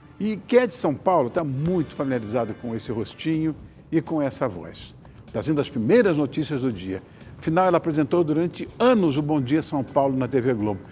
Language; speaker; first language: Portuguese; native; Portuguese